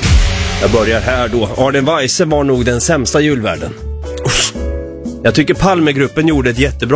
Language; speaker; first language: Swedish; native; Swedish